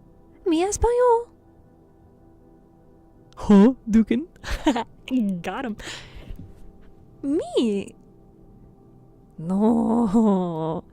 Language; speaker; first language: Spanish; non-native, learner; English